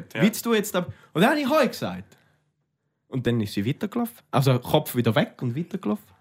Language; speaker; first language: German; native; German